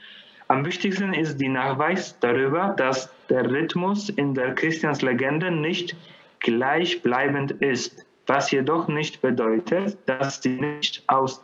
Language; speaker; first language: German; non-native, fluent; Polish